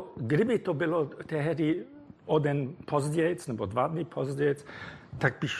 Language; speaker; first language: Czech; non-native, fluent; German